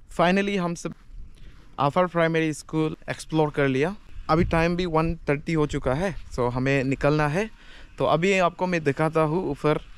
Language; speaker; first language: Hindi; non-native, local second language; Adi